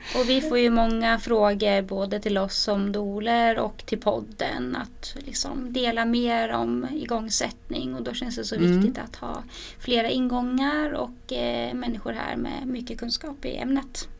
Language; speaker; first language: Swedish; native; Swedish